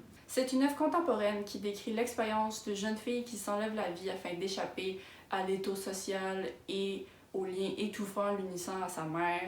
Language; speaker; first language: French; native; French